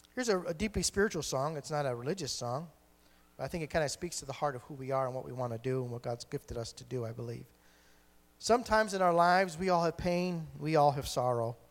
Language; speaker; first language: English; native; English